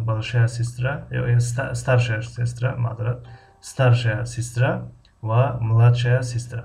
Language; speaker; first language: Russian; non-native, fluent; Tajik